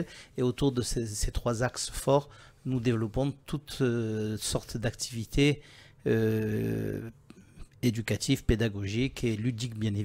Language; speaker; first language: French; native; French